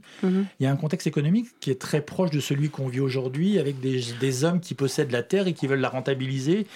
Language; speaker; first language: French; native; French